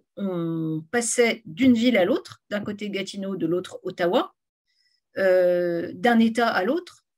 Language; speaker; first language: French; native; French